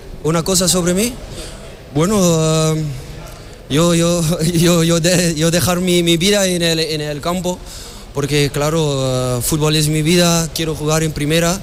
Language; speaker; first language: Spanish; non-native, learner; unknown